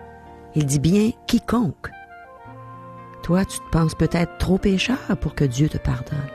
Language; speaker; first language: French; native; French